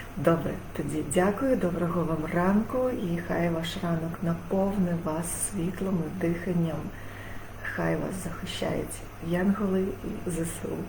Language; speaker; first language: Ukrainian; non-native, local second language; Russian